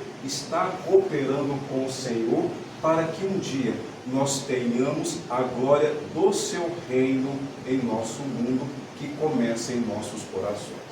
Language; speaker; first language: Portuguese; native; Portuguese